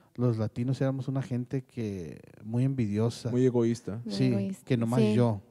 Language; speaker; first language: Spanish; early bilingual, heritage; Spanish